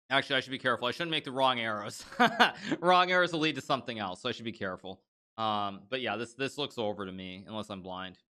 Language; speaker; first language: English; native; English